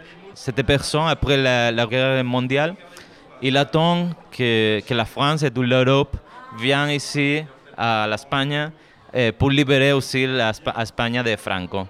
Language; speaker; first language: French; non-native, fluent; Spanish